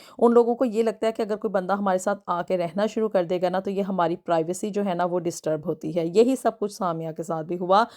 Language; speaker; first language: Urdu; native; Urdu